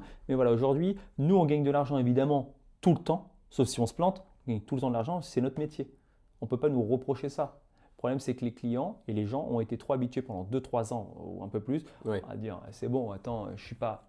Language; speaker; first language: French; native; French